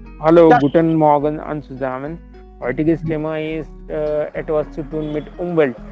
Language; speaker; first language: German; non-native, learner; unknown